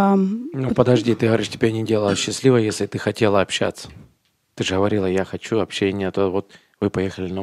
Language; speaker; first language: Russian; early bilingual, heritage; Russian